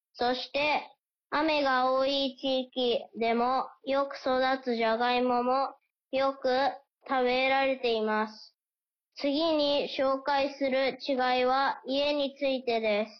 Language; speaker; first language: Japanese; early bilingual, heritage; Japanese